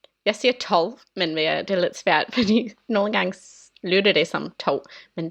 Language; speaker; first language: Danish; non-native, learner; English